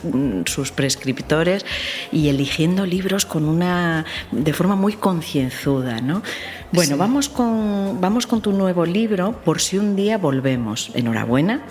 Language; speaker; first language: Spanish; native; Spanish